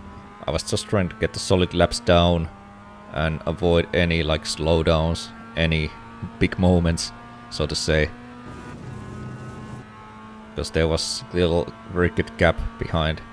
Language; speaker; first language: English; non-native, fluent; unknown